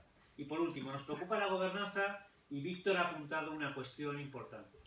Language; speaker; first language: Spanish; native; Spanish